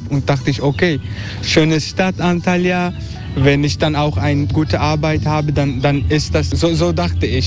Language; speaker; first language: German; non-native, learner; Turkish